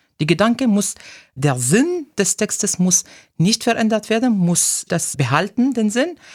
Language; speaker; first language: German; non-native, fluent; Arabic